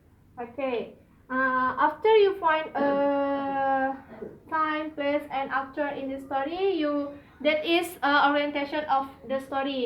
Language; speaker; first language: English; non-native, learner; Indonesian